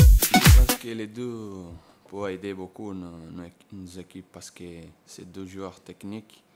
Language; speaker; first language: French; non-native, learner; Portuguese